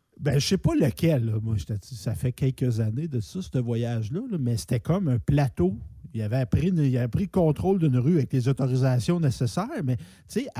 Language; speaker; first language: French; native; French